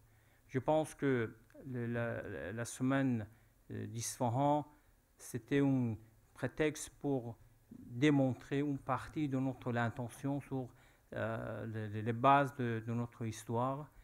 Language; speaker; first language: French; non-native, fluent; Persian